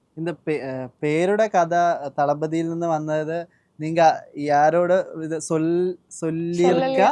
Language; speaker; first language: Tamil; non-native, learner; Malayalam